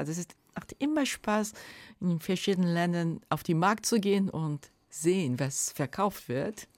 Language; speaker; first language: German; non-native, fluent; Japanese